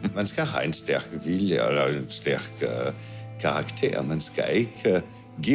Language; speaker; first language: Danish; non-native, fluent; French